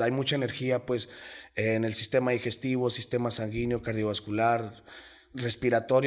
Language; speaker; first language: Spanish; native; Spanish